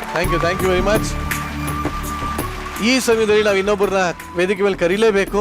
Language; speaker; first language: Kannada; native; Kannada